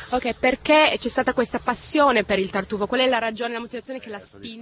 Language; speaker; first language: Italian; native; Italian